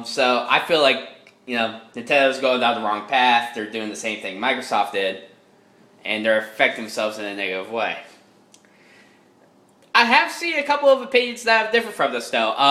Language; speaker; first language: English; native; English